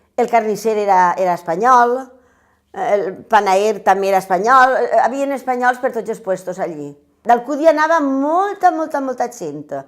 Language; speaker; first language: Catalan; native; Catalan